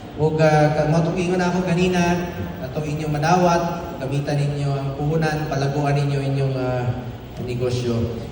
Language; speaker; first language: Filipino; non-native, local second language; Cebuano